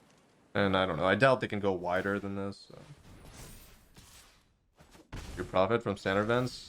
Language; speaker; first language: English; native; English